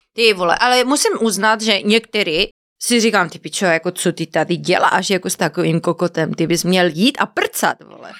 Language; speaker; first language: Czech; non-native, fluent; Spanish